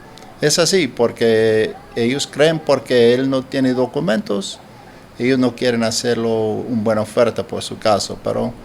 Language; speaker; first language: Spanish; non-native, learner; English